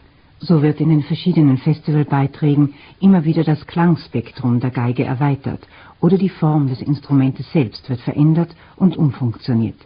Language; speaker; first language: German; native; German